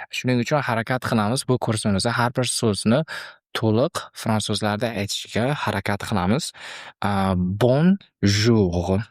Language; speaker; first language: Uzbek; native; Uzbek